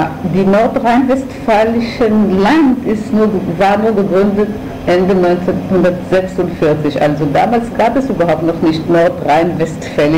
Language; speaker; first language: German; non-native, fluent; Hebrew